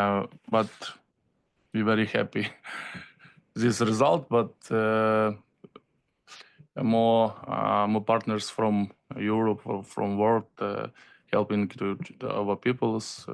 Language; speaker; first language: English; non-native, learner; Ukrainian